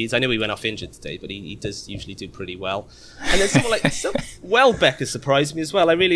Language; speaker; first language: English; native; English